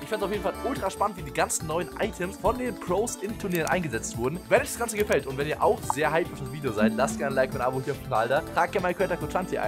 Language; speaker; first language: German; native; German